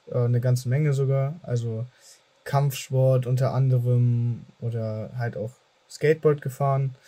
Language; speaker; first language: German; native; German